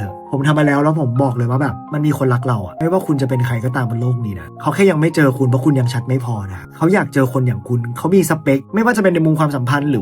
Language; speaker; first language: Thai; native; Thai